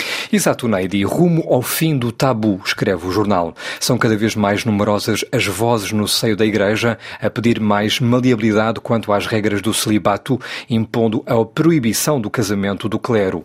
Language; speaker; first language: Portuguese; native; Portuguese